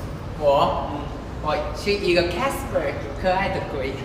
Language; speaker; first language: Chinese; non-native, learner; Thai